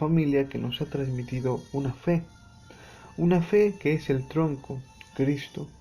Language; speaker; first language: Spanish; native; Spanish